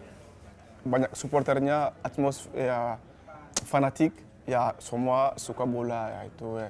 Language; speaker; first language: Indonesian; non-native, learner; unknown